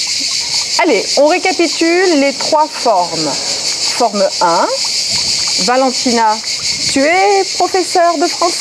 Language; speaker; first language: French; native; French